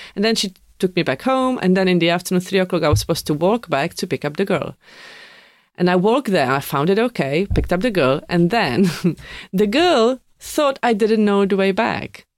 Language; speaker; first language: English; non-native, fluent; Czech